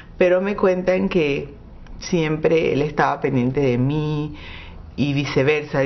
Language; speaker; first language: Spanish; non-native, local second language; English